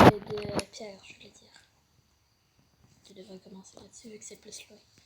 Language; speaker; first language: French; native; French